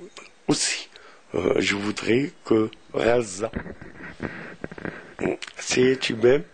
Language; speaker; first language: French; non-native, local second language; Arabic